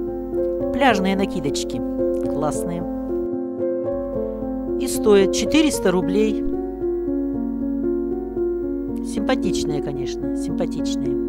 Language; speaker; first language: Russian; native; Russian